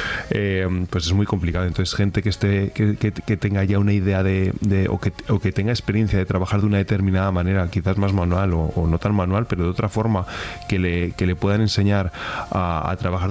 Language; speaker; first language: Spanish; native; Spanish